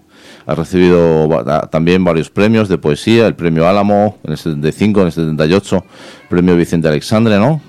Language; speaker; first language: Spanish; native; Spanish